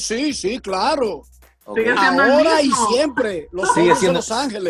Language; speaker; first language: Spanish; native; Spanish